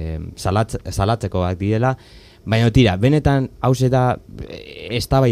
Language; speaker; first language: Basque; native; Basque